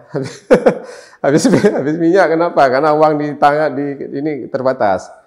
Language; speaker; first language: Indonesian; native; Indonesian